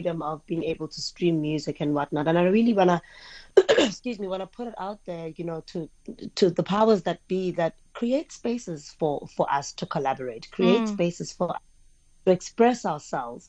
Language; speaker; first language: English; non-native, local second language; Xhosa